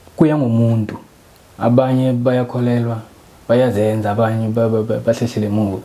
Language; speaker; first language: Zulu; non-native, local second language; Northern Sotho